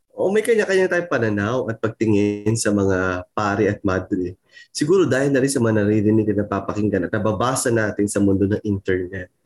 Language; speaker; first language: Filipino; non-native, local second language; Pampanga